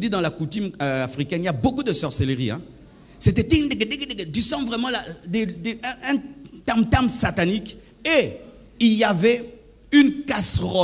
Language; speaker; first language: French; non-native, local second language; Swahili